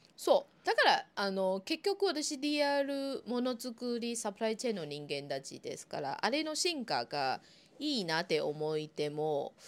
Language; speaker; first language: Japanese; non-native, fluent; Chinese